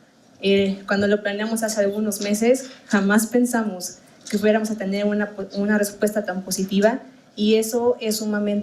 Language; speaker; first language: Spanish; native; Spanish